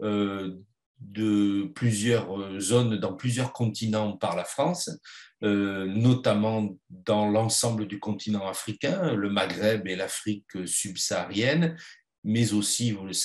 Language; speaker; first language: French; native; French